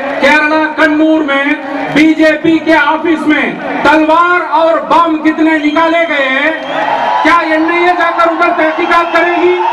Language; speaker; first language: Urdu; native; Urdu